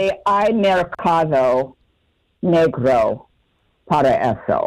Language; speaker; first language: Spanish; non-native, fluent; English